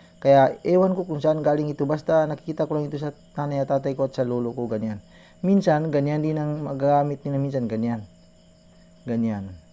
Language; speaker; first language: Filipino; non-native, local second language; Maranao